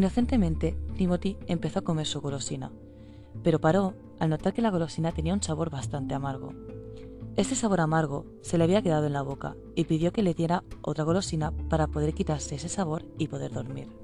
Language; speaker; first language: Spanish; native; Spanish